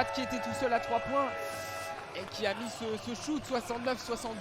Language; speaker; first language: French; native; French